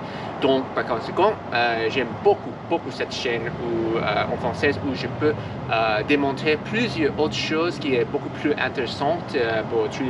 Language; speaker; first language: French; non-native, learner; English